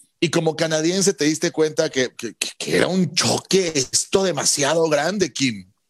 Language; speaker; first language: Spanish; native; Spanish